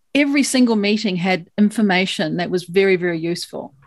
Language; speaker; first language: English; native; English